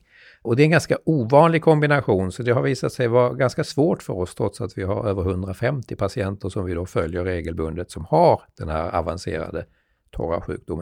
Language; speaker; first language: Swedish; native; Swedish